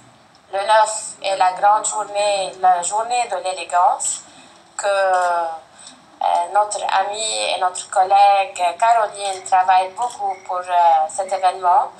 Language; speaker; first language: French; non-native, fluent; Arabic